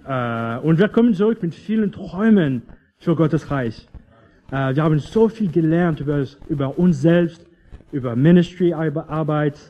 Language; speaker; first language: German; non-native, fluent; English